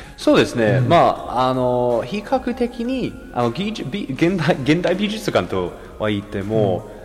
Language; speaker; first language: Japanese; non-native, fluent; English